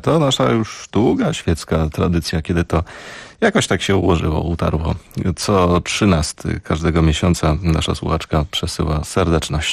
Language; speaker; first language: Polish; native; Polish